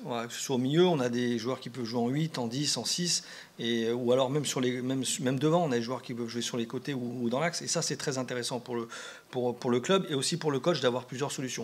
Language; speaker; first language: French; native; French